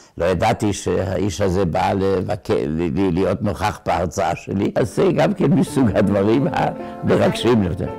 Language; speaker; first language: Hebrew; early bilingual, other home language; German